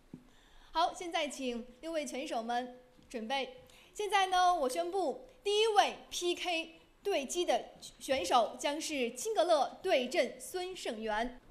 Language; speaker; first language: Chinese; native; Chinese